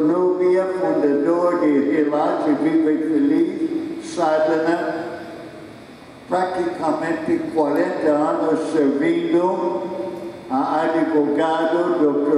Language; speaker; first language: Portuguese; non-native, fluent; English